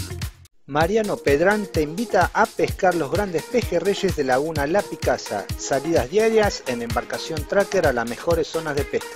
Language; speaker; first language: Spanish; native; Spanish